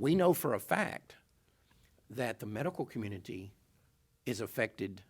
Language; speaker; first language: English; native; English